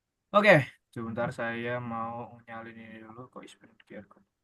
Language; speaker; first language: Indonesian; native; Indonesian